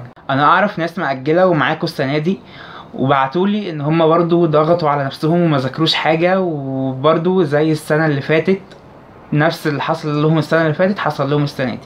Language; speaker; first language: Arabic; native; Arabic